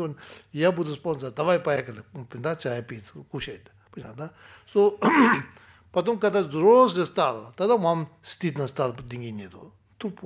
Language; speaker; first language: Russian; non-native, learner; Tibetan